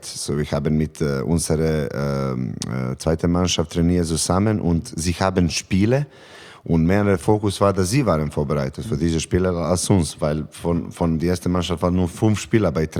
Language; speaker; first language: German; non-native, learner; Serbian